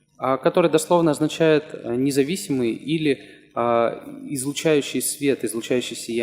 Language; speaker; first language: Russian; native; Russian